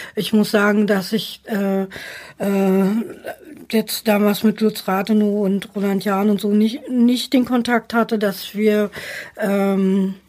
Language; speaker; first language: German; native; German